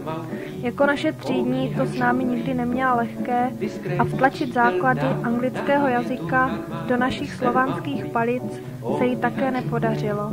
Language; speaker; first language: Czech; native; Czech